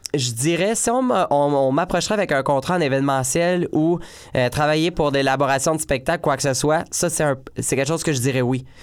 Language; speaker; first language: French; native; French